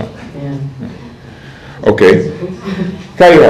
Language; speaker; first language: Dutch; native; Dutch